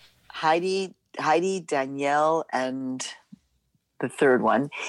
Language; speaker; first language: English; early bilingual, other home language; Spanish